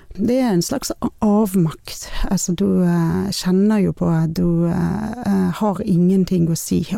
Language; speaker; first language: Norwegian; non-native, fluent; Persian